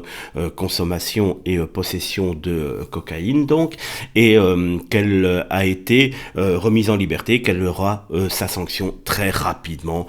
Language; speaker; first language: French; native; French